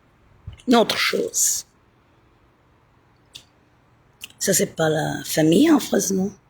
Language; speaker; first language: French; non-native, fluent; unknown